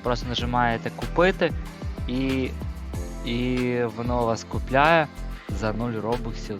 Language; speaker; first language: Ukrainian; native; Ukrainian